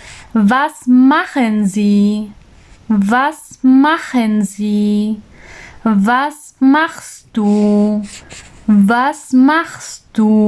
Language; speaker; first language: German; non-native, fluent; Urdu